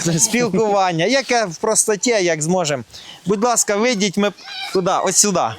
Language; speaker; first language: Ukrainian; non-native, local second language; Russian